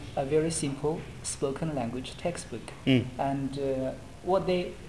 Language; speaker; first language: English; non-native, fluent; Chinese